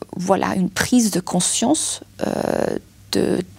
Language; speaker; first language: French; non-native, fluent; German